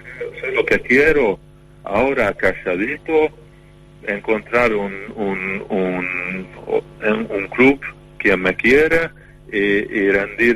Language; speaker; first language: Spanish; non-native, fluent; Hungarian